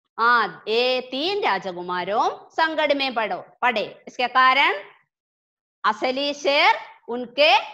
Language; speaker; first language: Hindi; non-native, local second language; Malayalam